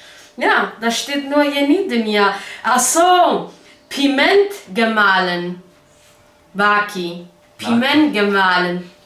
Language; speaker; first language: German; non-native, learner; Kurdish